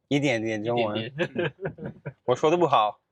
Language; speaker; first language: Chinese; non-native, learner; English